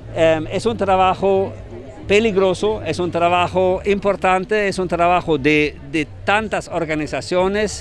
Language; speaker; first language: Spanish; non-native, fluent; German